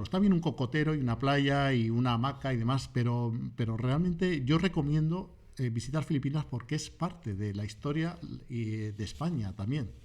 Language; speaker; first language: Spanish; native; Spanish